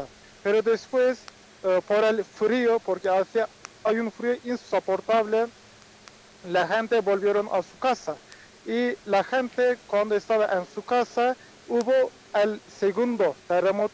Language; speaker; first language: Spanish; non-native, fluent; Turkish